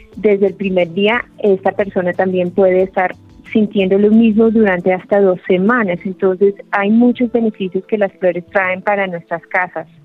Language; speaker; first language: Spanish; non-native, fluent; English